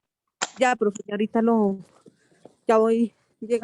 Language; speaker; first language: Spanish; native; Spanish